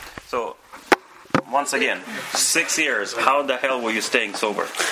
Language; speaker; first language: English; non-native, fluent; Russian